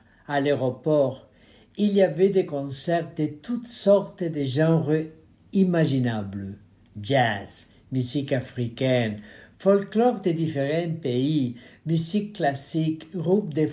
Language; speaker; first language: French; non-native, fluent; Spanish